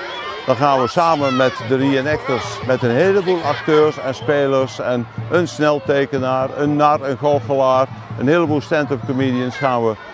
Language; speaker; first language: Dutch; native; Dutch